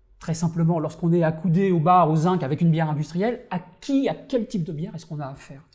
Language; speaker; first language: French; native; French